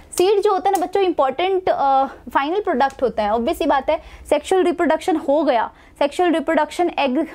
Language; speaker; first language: Hindi; native; Hindi